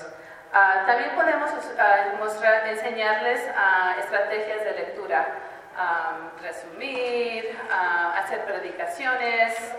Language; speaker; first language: Spanish; early bilingual, heritage; Spanish